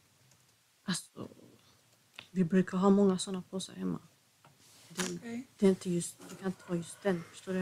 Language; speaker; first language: Swedish; non-native, fluent; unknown